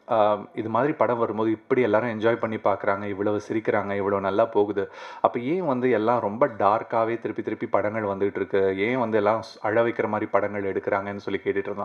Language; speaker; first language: Tamil; native; Tamil